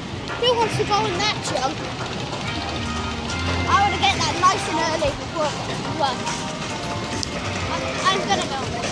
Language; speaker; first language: English; native; English